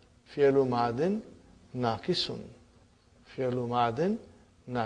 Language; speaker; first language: Arabic; non-native, fluent; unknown